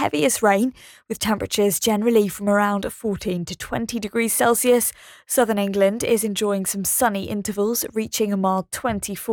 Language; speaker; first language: English; native; English